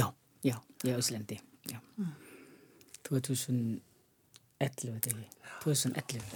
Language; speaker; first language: Icelandic; non-native, learner; Thai